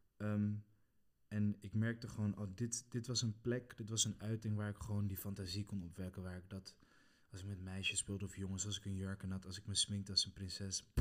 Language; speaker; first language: Dutch; early bilingual, other home language; Kabuverdianu